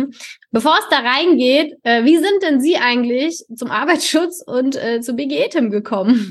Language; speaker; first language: German; native; German